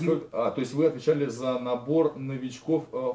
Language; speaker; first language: Russian; native; Russian